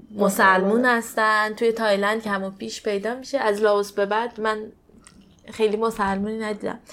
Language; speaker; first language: Persian; native; Persian